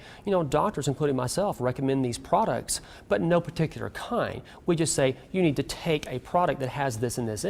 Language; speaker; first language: English; native; English